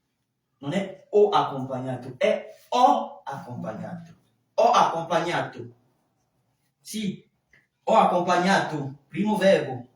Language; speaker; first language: Italian; non-native, fluent; French